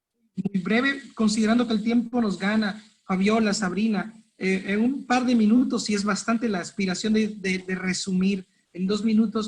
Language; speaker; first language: Spanish; native; Spanish